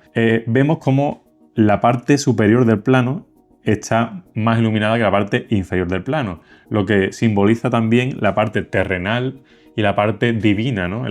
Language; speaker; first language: Spanish; native; Spanish